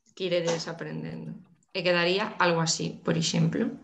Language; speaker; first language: Spanish; non-native, local second language; Galician